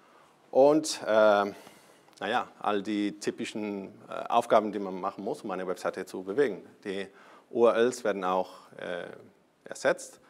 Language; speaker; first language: German; non-native, fluent; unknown